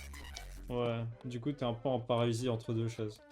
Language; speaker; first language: French; native; French